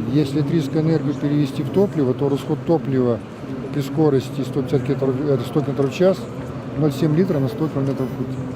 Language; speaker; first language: Russian; native; Russian